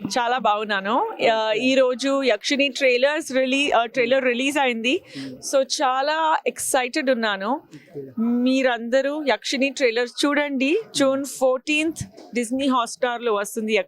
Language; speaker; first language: Telugu; non-native, local second language; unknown